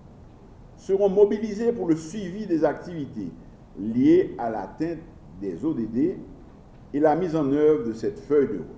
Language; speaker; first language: French; non-native, local second language; Haitian Creole